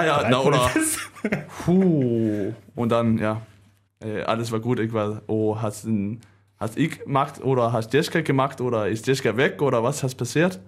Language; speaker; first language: German; non-native, learner; Danish